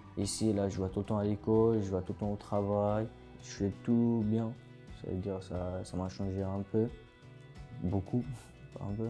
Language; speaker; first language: French; non-native, local second language; Arabic